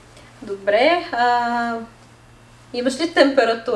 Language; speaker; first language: Bulgarian; non-native, fluent; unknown